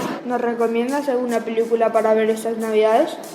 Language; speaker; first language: Spanish; native; Spanish